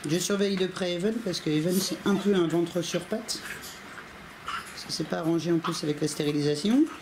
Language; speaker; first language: French; native; French